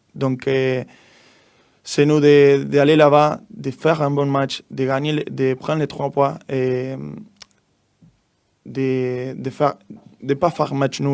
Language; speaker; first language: French; non-native, learner; Spanish